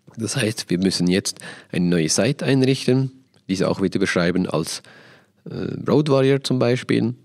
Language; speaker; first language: German; native; German